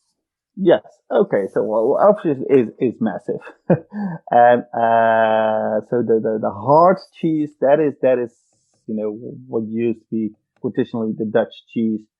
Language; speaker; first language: English; non-native, fluent; Dutch